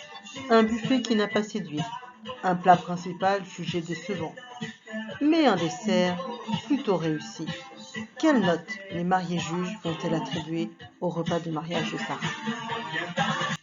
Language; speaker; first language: French; native; French